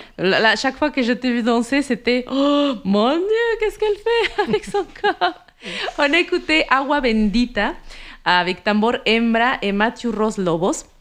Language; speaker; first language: French; non-native, fluent; Spanish